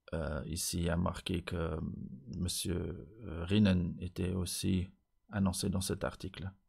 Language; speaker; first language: French; non-native, fluent; Luxembourgish